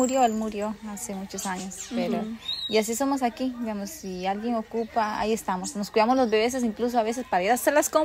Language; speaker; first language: Spanish; native; Spanish